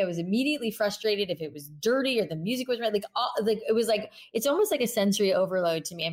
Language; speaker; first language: English; native; English